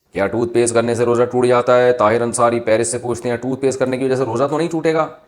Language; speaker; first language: Urdu; native; Urdu